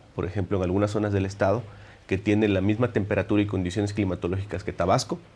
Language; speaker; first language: Spanish; native; Spanish